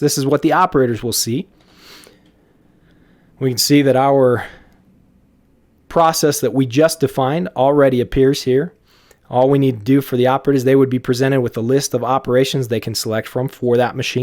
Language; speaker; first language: English; native; English